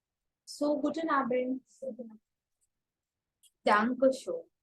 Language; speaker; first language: German; non-native, fluent; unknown